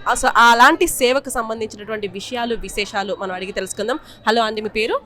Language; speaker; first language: Telugu; native; Telugu